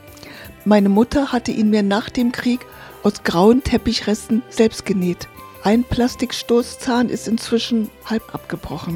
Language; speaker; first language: German; native; German